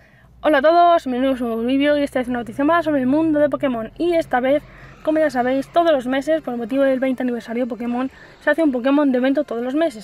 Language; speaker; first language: Spanish; native; Spanish